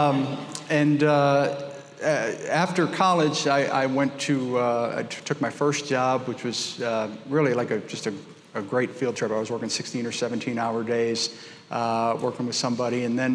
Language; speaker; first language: English; native; English